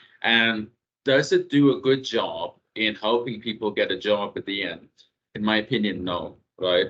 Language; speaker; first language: English; non-native, fluent; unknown